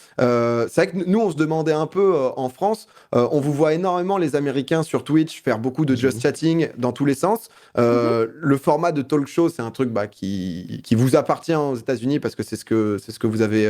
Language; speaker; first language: French; native; French